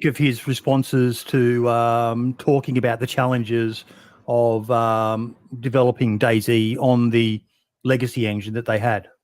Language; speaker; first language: English; native; English